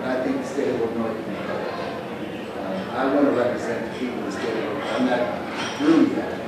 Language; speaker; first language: English; native; English